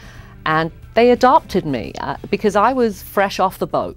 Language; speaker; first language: English; native; English